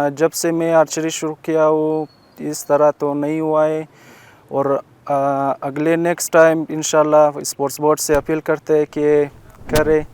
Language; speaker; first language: Hindi; non-native, local second language; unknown